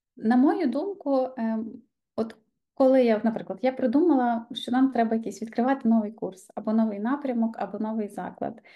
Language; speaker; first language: Ukrainian; native; Ukrainian